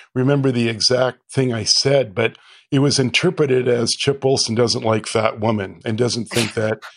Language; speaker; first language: English; native; English